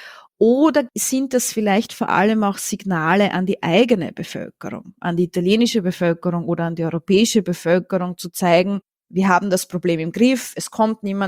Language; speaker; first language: German; native; German